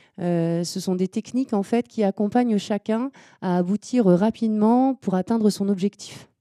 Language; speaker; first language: French; native; French